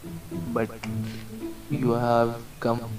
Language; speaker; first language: English; non-native, learner; Malayalam